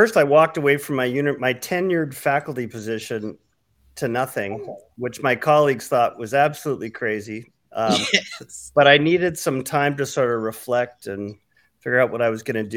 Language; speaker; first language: English; native; English